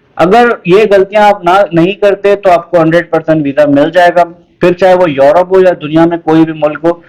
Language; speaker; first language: Urdu; native; Urdu